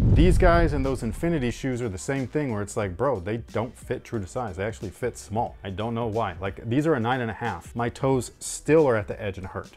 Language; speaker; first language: English; native; English